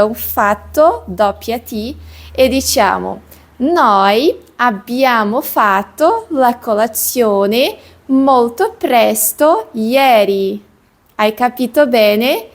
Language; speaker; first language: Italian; non-native, fluent; Portuguese